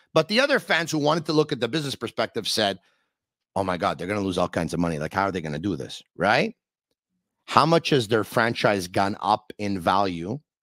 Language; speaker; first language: English; native; English